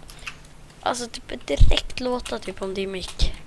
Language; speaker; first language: Swedish; native; Swedish